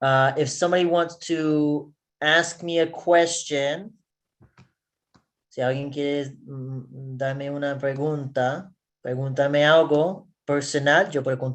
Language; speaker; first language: Spanish; non-native, learner; English